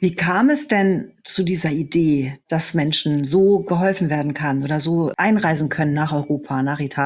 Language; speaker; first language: German; native; German